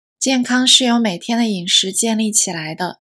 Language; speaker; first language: Chinese; native; Chinese